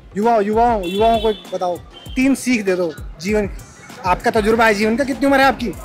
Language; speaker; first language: Hindi; native; Hindi